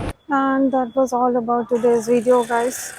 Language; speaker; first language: English; non-native, local second language; Hindi